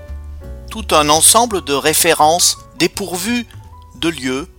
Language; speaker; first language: French; native; French